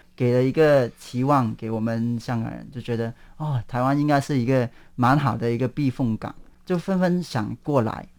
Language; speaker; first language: Chinese; non-native, local second language; Cantonese